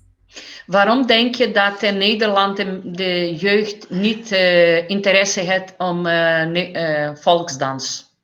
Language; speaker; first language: Dutch; early bilingual, heritage; Portuguese